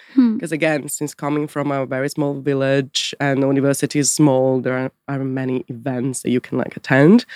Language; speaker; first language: English; non-native, fluent; Italian